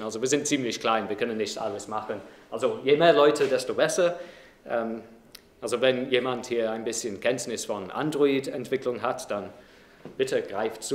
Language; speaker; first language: German; non-native, fluent; English